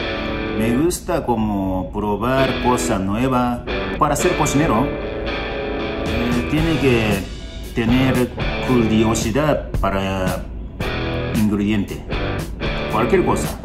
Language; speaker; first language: Spanish; non-native, learner; Japanese